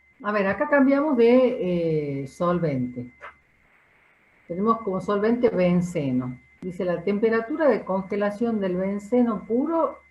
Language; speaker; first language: Spanish; native; Spanish